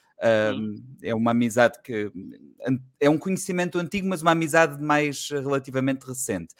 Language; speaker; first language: Portuguese; native; Portuguese